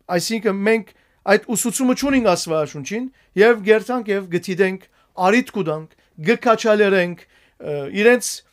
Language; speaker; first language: Armenian; native; Armenian